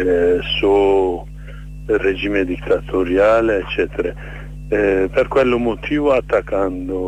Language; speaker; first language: Italian; non-native, fluent; Kurdish